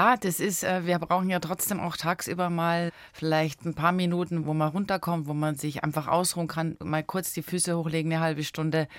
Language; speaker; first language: German; early bilingual, other home language; Italian